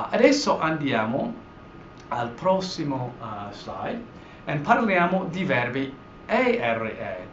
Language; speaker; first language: Italian; non-native, fluent; English